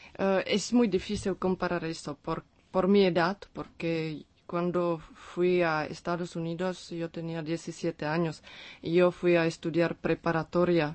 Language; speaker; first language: Spanish; non-native, fluent; Czech